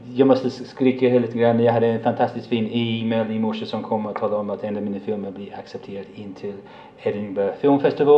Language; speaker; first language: Swedish; non-native, fluent; English